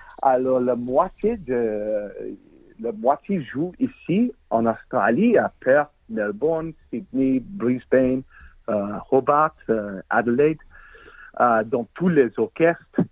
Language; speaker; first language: French; non-native, learner; English